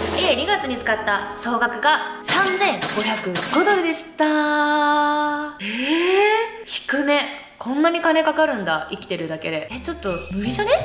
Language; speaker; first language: Japanese; early bilingual, other home language; Chinese